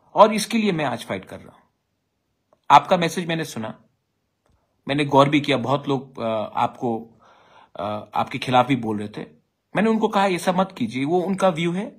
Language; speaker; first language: Hindi; non-native, local second language; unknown